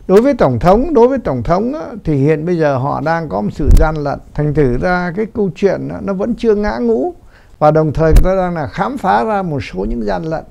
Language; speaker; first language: Vietnamese; native; Vietnamese